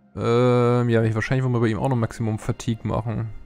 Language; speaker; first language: German; native; German